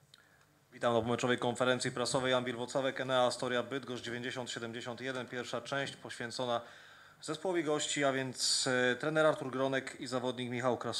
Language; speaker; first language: Polish; native; Polish